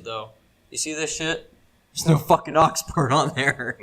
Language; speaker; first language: English; native; English